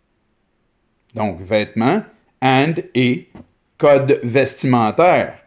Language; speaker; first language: French; native; French